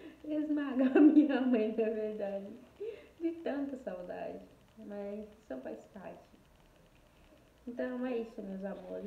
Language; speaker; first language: Portuguese; non-native, fluent; Haitian Creole